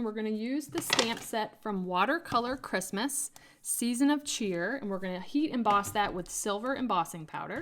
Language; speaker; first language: English; native; English